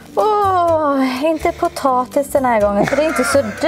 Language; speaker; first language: Swedish; native; Swedish